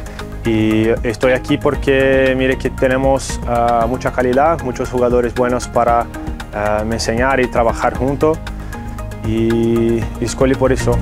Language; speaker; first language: Spanish; non-native, fluent; Portuguese